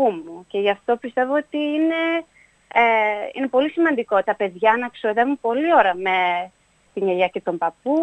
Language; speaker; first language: Greek; early bilingual, heritage; Greek